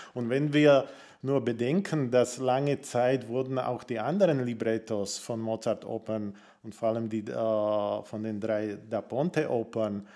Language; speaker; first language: German; non-native, fluent; Slovak